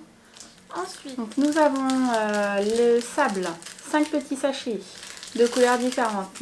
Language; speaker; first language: French; native; French